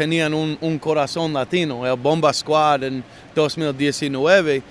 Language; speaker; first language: Spanish; non-native, learner; English